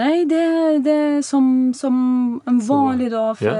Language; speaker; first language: Swedish; non-native, fluent; Arabic